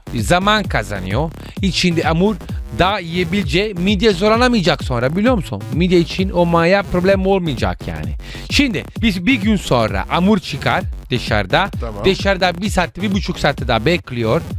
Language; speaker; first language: Turkish; non-native, learner; Italian